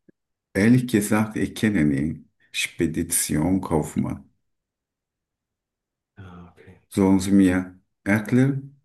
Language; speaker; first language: German; non-native, learner; Turkish